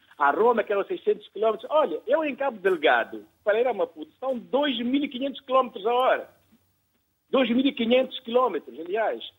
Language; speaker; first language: Portuguese; non-native, local second language; Kabuverdianu